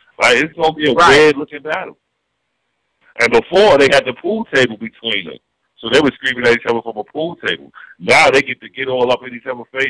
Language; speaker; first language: English; native; English